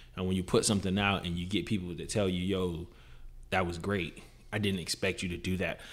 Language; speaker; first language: English; native; English